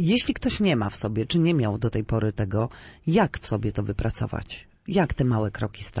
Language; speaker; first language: Polish; native; Polish